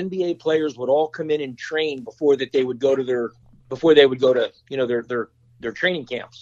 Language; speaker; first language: English; native; English